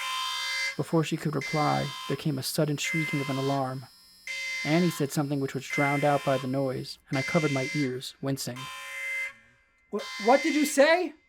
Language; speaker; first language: English; native; English